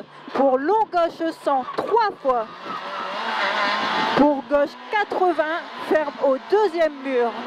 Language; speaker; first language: French; native; French